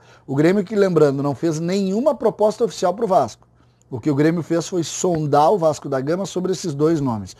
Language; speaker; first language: Portuguese; native; Portuguese